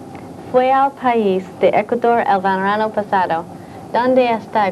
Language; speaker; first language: Spanish; non-native, learner; English